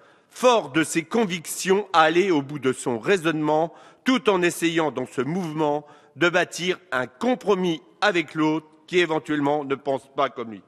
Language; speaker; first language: French; native; French